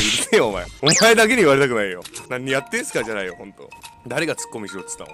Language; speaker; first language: Japanese; native; Japanese